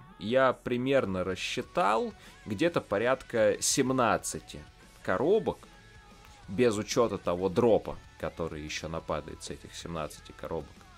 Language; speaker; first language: Russian; native; Russian